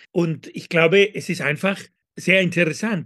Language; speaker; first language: German; non-native, fluent; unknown